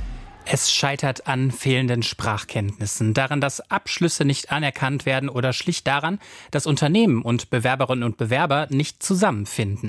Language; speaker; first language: German; native; German